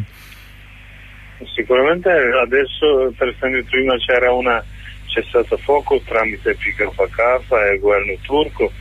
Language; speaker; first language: Italian; non-native, learner; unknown